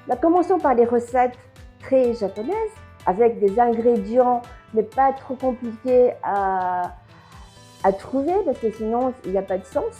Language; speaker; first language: French; non-native, fluent; Japanese